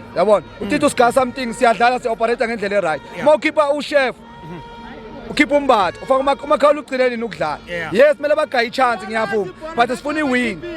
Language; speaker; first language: Zulu; native; Zulu